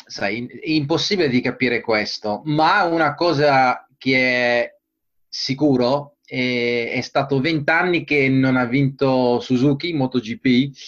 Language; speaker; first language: Italian; non-native, fluent; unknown